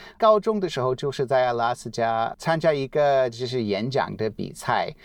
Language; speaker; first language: Chinese; non-native, fluent; English